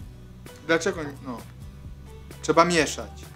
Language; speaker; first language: Polish; non-native, fluent; Italian